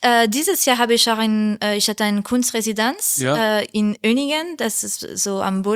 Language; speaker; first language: German; non-native, learner; French